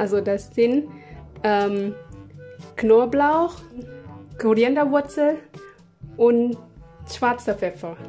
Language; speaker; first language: German; non-native, fluent; Thai